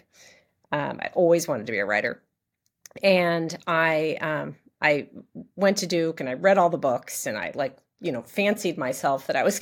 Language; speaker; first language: English; native; English